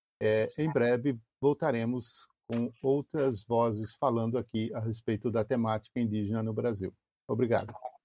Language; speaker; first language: Portuguese; native; Portuguese